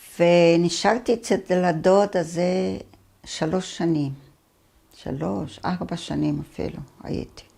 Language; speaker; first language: Hebrew; early bilingual, other home language; Arabic